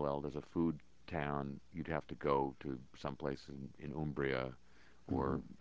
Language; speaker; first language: English; native; English